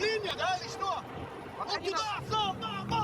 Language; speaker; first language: Russian; non-native, learner; English